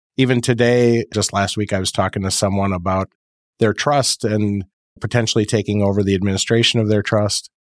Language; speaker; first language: English; native; English